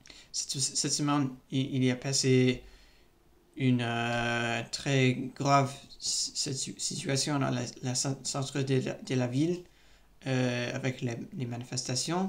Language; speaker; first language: French; non-native, learner; English